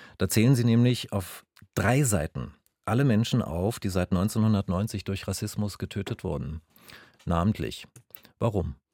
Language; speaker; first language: German; native; German